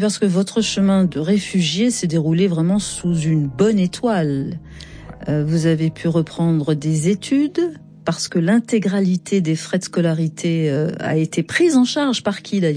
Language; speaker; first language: French; native; French